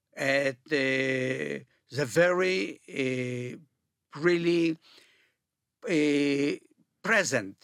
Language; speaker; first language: English; early bilingual, other home language; Polish